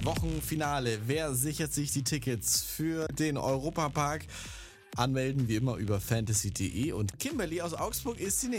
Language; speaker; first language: German; native; German